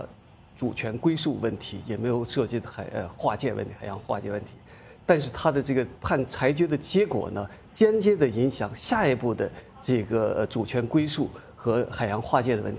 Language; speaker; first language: Chinese; native; Chinese